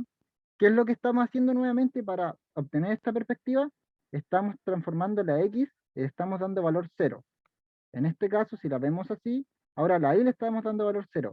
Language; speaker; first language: Spanish; native; Spanish